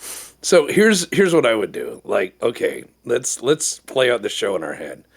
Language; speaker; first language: English; native; English